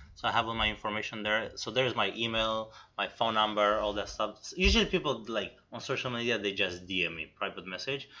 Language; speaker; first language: English; non-native, fluent; Romanian